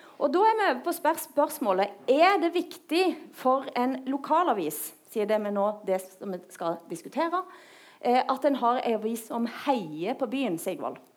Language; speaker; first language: Norwegian; native; Norwegian